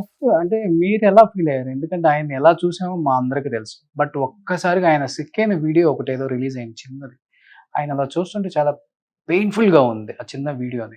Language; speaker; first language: Telugu; native; Telugu